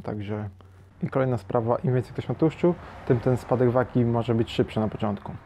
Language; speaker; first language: Polish; native; Polish